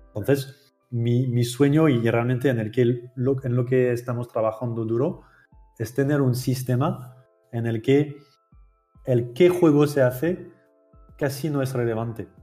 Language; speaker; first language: Spanish; non-native, fluent; French